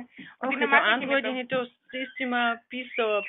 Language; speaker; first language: Greek; non-native, learner; German